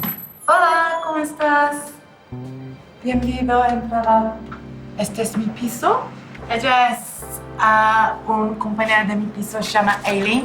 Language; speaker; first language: Spanish; non-native, learner; English